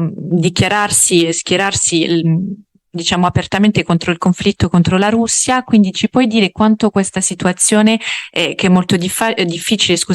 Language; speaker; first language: Italian; native; Italian